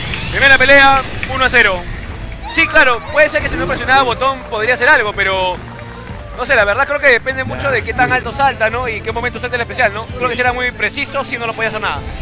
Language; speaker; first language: Spanish; native; Spanish